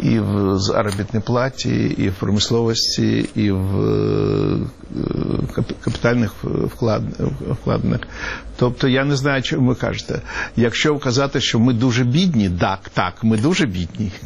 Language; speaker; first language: Ukrainian; non-native, local second language; Russian